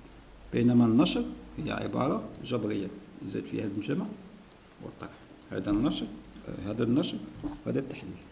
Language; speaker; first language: Arabic; native; Arabic